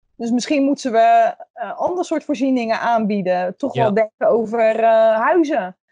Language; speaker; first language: Dutch; native; Dutch